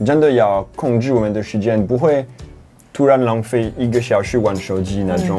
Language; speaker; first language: Chinese; non-native, fluent; French